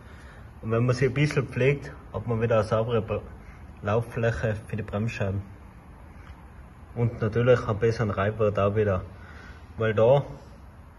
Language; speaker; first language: German; native; German